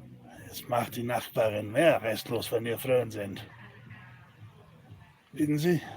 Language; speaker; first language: German; non-native, learner; Spanish